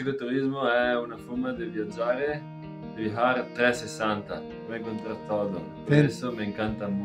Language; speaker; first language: Spanish; non-native, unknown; Italian